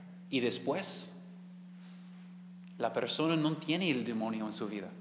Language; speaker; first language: Spanish; non-native, learner; English